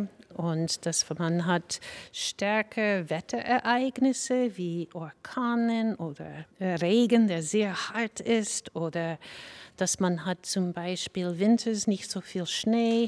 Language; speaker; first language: German; non-native, fluent; English